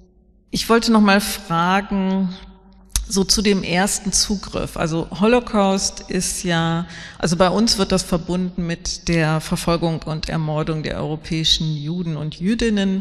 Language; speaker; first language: German; native; German